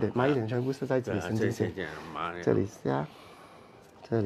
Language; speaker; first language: Chinese; non-native, local second language; Cantonese